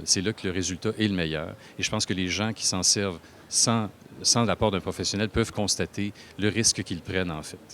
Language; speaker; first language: French; native; French